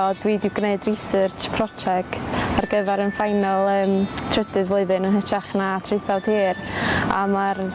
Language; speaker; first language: Welsh; native; Welsh